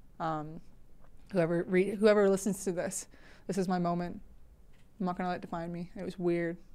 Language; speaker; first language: English; native; English